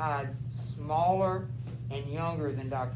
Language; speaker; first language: English; native; English